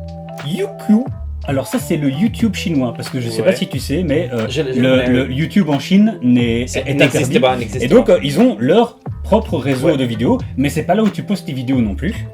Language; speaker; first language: French; native; French